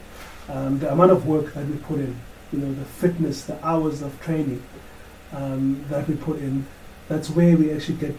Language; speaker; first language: English; non-native, local second language; Xhosa